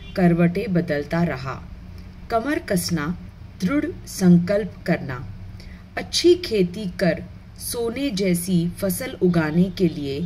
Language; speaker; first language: Hindi; non-native, local second language; Marathi